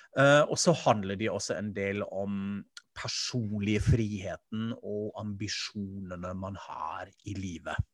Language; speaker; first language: Norwegian; non-native, fluent; German